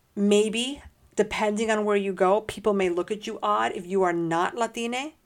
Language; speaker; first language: English; early bilingual, heritage; Spanish